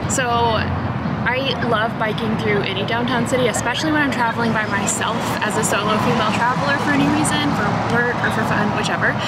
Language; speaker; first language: English; native; English